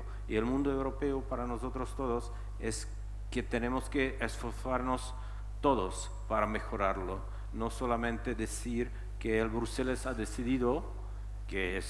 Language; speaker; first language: Spanish; non-native, fluent; Czech